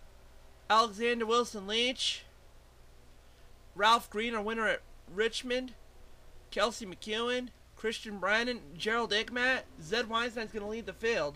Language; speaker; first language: English; native; English